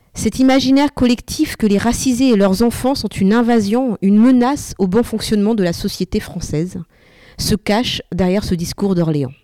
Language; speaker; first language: French; early bilingual, other home language; Malagasy